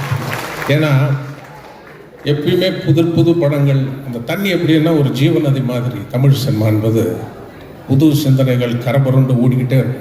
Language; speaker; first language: Tamil; non-native, fluent; Telugu